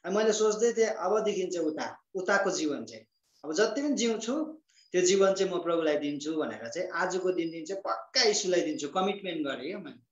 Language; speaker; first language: Nepali; native; Nepali